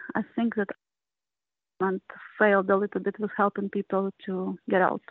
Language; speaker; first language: English; non-native, learner; Ukrainian